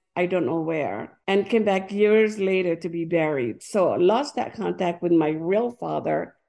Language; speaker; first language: English; non-native, fluent; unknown